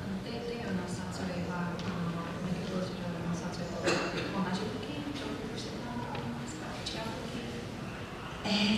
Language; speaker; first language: Japanese; non-native, fluent; English